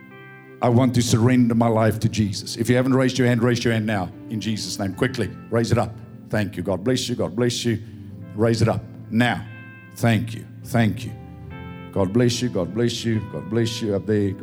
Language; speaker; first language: English; non-native, local second language; Afrikaans